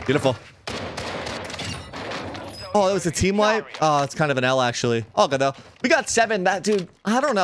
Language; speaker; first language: English; native; English